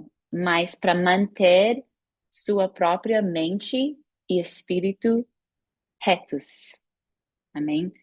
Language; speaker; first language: Portuguese; non-native, fluent; English